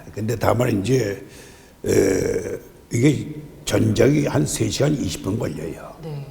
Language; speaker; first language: Korean; native; Korean